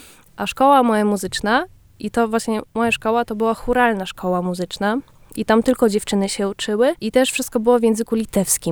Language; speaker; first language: Polish; early bilingual, heritage; Polish